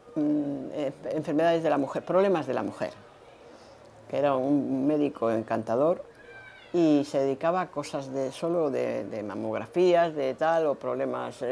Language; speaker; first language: Spanish; native; Spanish